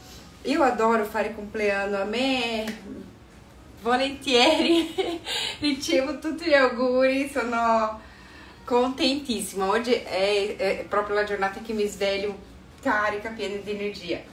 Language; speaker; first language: Italian; non-native, fluent; Portuguese